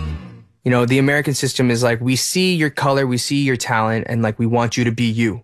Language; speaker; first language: English; early bilingual, other home language; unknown